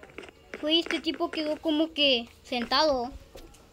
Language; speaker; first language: Spanish; native; Spanish